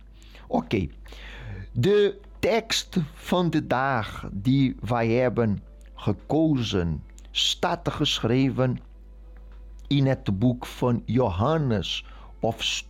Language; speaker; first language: Dutch; non-native, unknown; Portuguese